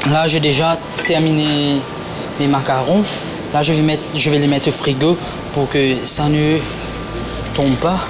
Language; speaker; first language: French; non-native, local second language; Morisyen